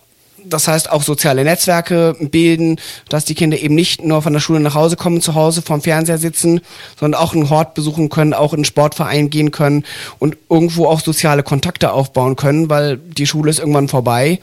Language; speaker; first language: German; native; German